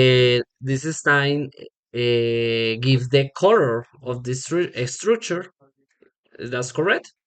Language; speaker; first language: English; non-native, learner; Spanish